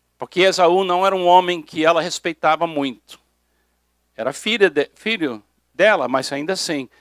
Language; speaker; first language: Portuguese; non-native, fluent; English